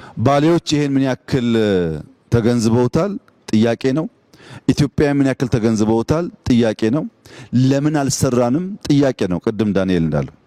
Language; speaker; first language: Amharic; non-native, local second language; Oromo